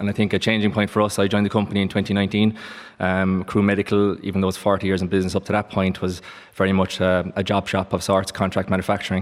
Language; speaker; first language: English; native; English